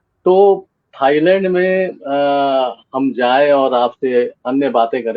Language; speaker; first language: Hindi; native; Hindi